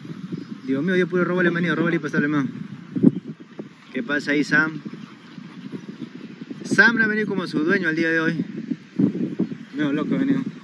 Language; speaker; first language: Spanish; native; Spanish